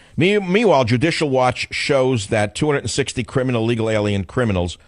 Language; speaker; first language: English; native; English